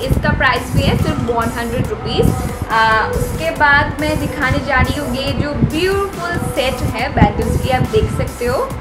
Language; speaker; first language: Hindi; non-native, local second language; Bangla